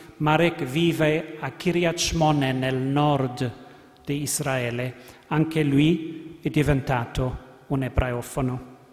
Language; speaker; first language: Italian; non-native, learner; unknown